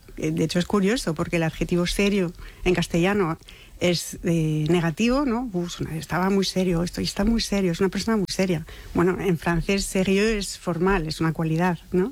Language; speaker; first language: Spanish; non-native, fluent; French